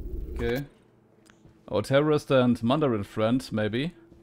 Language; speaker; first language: English; non-native, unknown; German